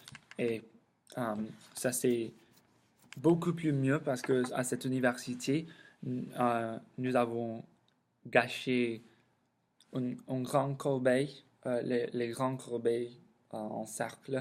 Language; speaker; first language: French; non-native, learner; English